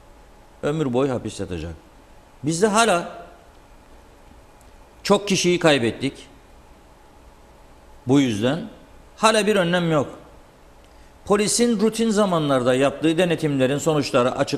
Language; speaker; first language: Turkish; native; Turkish